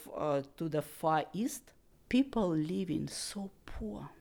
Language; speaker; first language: English; non-native, learner; Russian